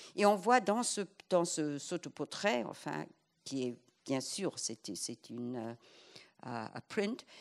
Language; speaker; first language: French; non-native, fluent; English